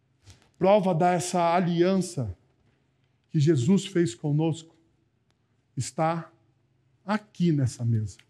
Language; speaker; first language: Portuguese; native; Portuguese